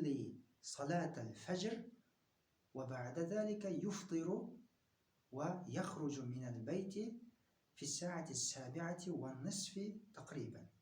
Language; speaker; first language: Arabic; non-native, fluent; Kyrgyz